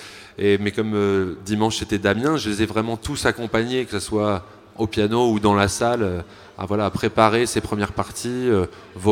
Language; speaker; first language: French; native; French